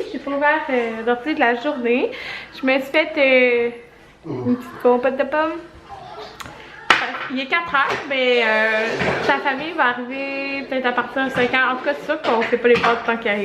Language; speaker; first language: French; native; French